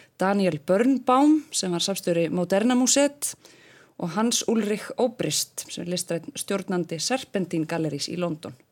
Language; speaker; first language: Icelandic; native; Icelandic